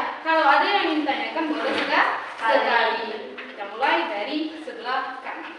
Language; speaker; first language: Indonesian; native; Indonesian